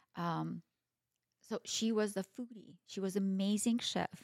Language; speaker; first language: English; non-native, fluent; Russian